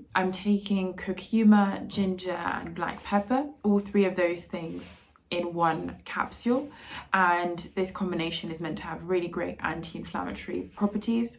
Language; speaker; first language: English; native; English